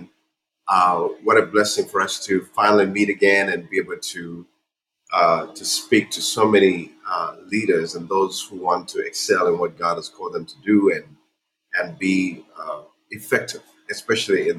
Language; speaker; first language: English; non-native, local second language; Ganda